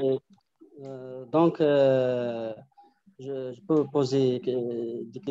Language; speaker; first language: French; non-native, learner; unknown